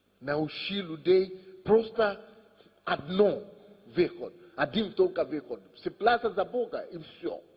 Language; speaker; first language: Russian; non-native, fluent; Yoruba